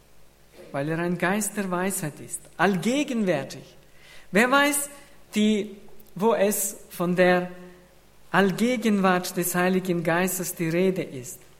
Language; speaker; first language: German; non-native, fluent; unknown